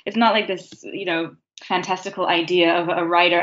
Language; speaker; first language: English; native; English